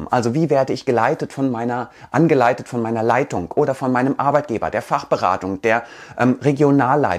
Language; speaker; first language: German; native; German